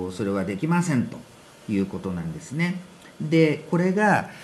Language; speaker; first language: Japanese; native; Japanese